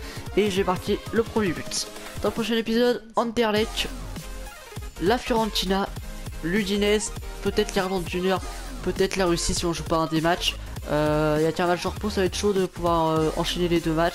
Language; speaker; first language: French; native; French